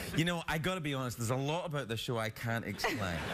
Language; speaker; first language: English; native; English